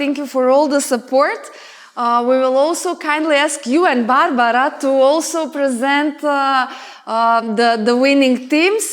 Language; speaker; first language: English; non-native, fluent; Macedonian